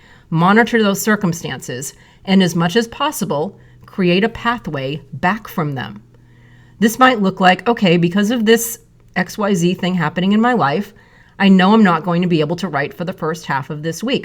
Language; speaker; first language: English; native; English